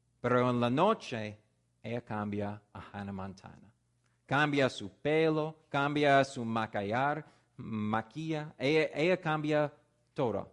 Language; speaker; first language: Spanish; non-native, fluent; English